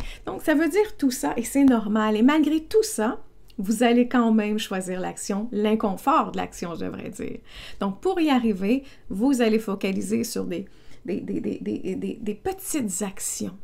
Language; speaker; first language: French; native; French